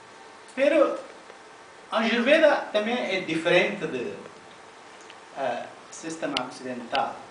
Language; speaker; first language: Spanish; non-native, fluent; Tamil